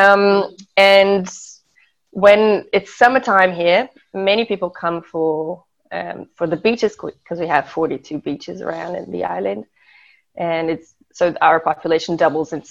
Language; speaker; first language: English; non-native, fluent; Portuguese